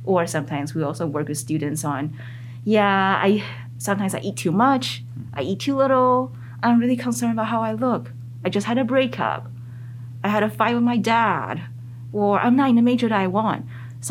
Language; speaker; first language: English; non-native, fluent; Chinese